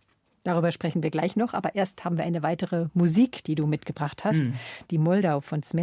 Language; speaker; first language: German; native; German